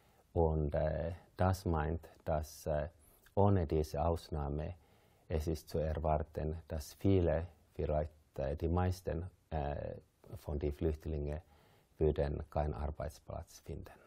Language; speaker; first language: German; non-native, fluent; Finnish